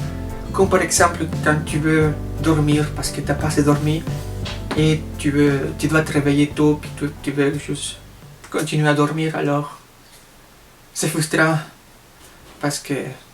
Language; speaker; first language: French; native; French